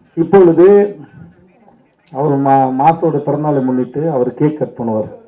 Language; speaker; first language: Tamil; native; Tamil